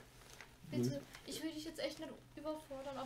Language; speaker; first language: German; native; German